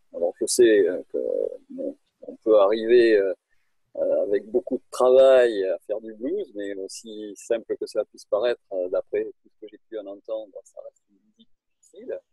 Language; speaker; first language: French; native; French